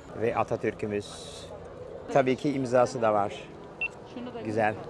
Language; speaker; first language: Turkish; native; Turkish